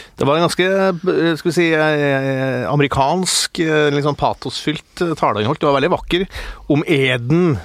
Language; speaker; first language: Norwegian; native; Norwegian